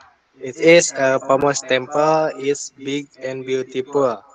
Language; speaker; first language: English; non-native, learner; Indonesian